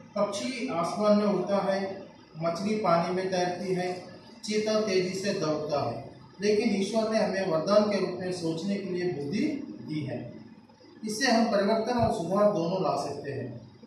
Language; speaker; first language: Hindi; non-native, local second language; Telugu